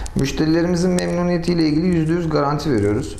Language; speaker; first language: Turkish; native; Turkish